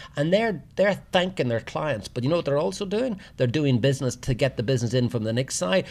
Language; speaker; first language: English; native; English